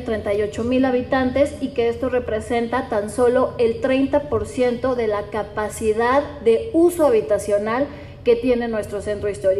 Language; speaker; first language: Spanish; native; Spanish